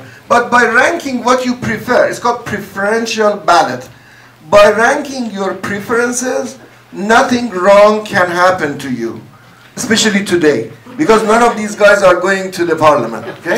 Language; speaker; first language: English; non-native, fluent; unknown